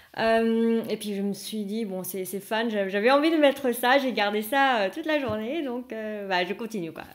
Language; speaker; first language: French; non-native, fluent; Vietnamese